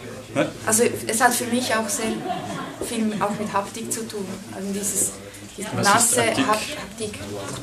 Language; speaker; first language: German; non-native, fluent; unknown